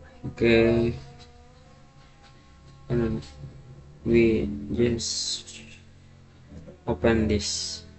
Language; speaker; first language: English; non-native, learner; Indonesian